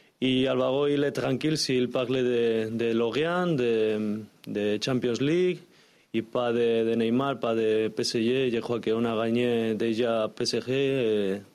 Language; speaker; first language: French; non-native, learner; Spanish